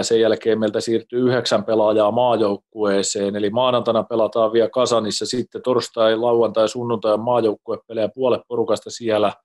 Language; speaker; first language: Finnish; native; Finnish